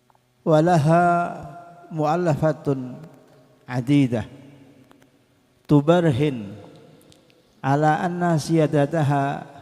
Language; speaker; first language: Arabic; non-native, fluent; Indonesian